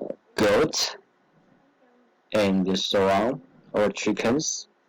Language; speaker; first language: English; non-native, learner; Chinese